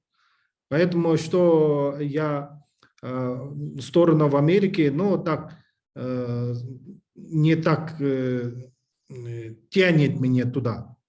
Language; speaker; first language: Russian; non-native, learner; English